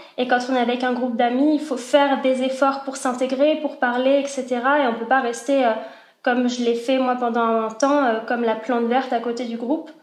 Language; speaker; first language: French; native; French